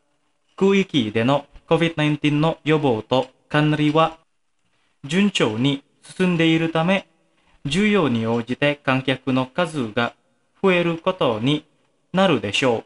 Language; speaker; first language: Japanese; non-native, fluent; Indonesian